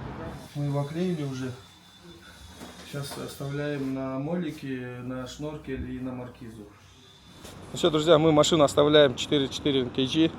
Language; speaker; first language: Russian; native; Russian